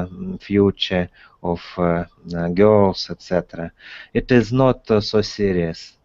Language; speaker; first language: English; non-native, learner; Russian